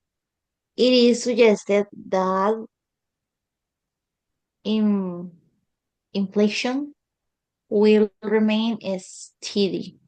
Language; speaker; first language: English; non-native, learner; Spanish